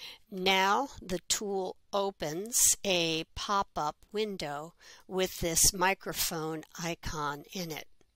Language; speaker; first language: English; native; English